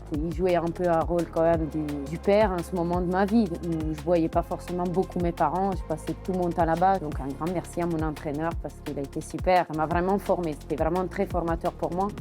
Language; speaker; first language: French; non-native, fluent; Italian